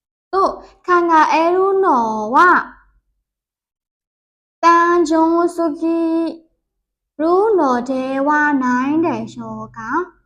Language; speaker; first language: Japanese; non-native, learner; Burmese